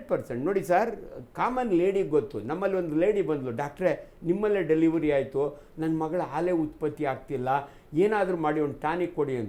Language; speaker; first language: Kannada; native; Kannada